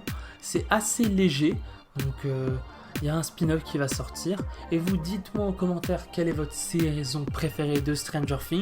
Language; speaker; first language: French; native; French